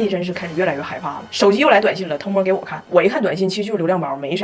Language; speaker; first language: Chinese; native; Chinese